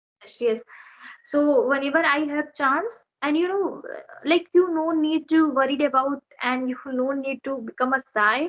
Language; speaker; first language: English; non-native, learner; Odia